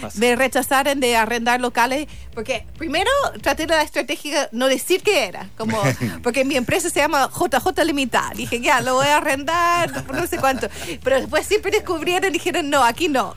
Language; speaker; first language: Spanish; non-native, fluent; English